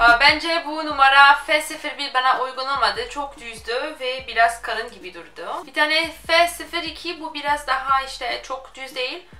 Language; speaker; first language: Turkish; early bilingual, heritage; French